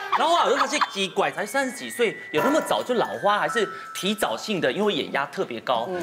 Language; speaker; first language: Chinese; native; Chinese